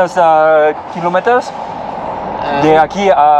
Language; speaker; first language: Spanish; non-native, learner; English